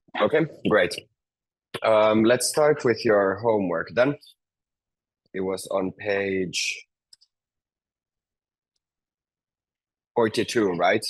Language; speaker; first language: English; non-native, fluent; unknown